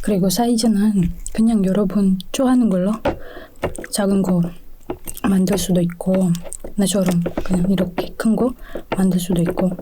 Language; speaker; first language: Korean; non-native, fluent; Indonesian